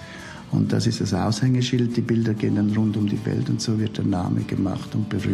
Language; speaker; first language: German; native; German